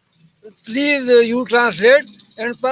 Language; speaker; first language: English; non-native, learner; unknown